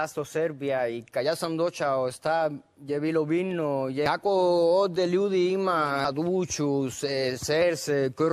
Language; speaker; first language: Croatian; non-native, learner; Spanish